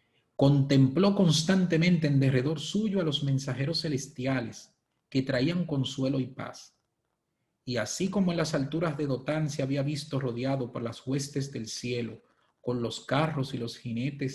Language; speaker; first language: Spanish; native; Spanish